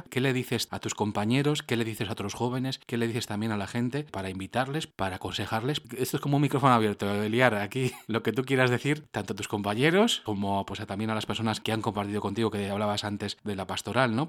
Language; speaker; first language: Spanish; native; Spanish